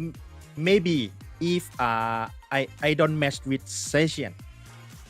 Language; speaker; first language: English; non-native, learner; Thai